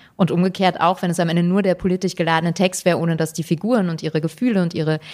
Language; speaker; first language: German; native; German